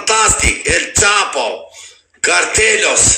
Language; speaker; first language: Spanish; non-native, learner; Albanian